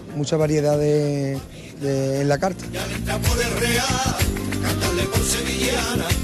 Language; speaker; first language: Spanish; native; Spanish